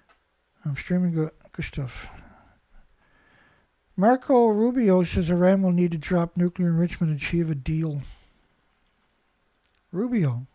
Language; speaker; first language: English; native; English